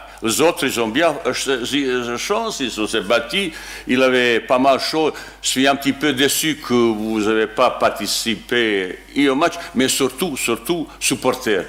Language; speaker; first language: French; non-native, learner; Bosnian